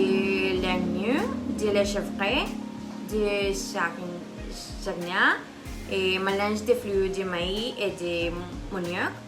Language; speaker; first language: French; non-native, learner; Spanish